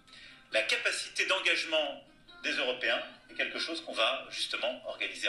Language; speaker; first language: French; native; French